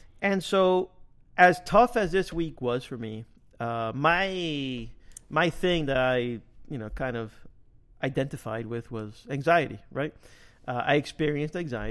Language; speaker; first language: English; native; English